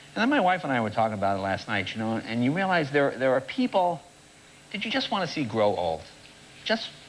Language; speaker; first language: English; native; English